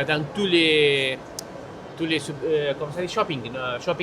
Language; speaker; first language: French; non-native, fluent; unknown